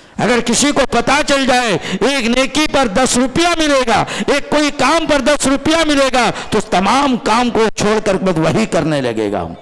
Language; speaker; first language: Urdu; non-native, local second language; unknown